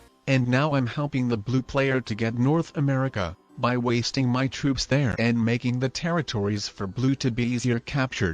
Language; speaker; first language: English; non-native, fluent; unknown